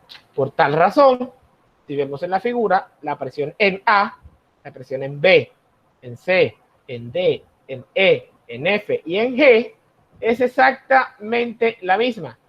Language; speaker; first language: Spanish; native; Spanish